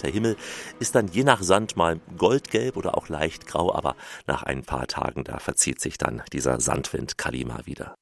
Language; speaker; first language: German; native; German